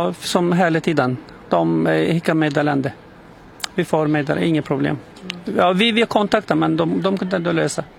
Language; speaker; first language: Swedish; non-native, local second language; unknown